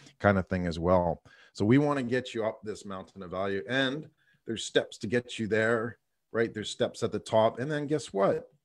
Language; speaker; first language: English; native; English